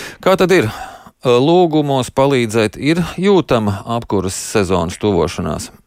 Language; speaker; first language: Latvian; native; Latvian